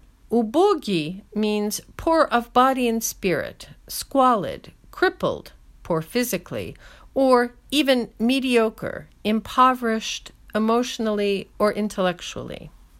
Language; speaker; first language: English; native; English